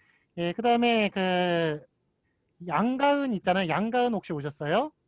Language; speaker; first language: Korean; native; Korean